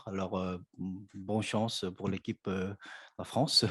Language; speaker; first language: French; non-native, fluent; Korean